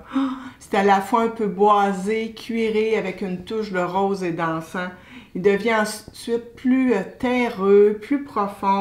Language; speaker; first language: French; native; French